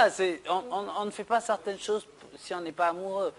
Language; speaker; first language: French; non-native, local second language; Wolof